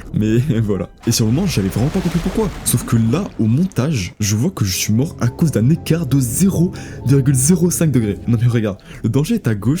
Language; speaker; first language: French; native; French